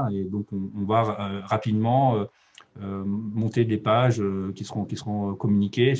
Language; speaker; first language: French; native; French